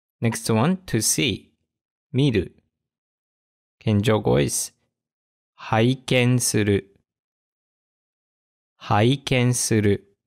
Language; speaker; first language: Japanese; native; Japanese